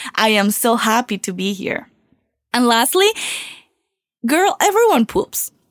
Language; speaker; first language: English; non-native, fluent; Spanish